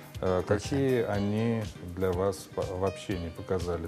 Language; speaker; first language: Russian; native; Russian